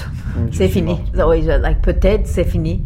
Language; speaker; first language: French; non-native, learner; Turkish